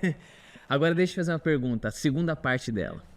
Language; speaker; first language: Portuguese; native; Portuguese